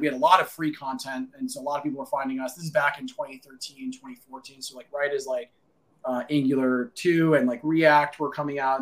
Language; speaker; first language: English; native; English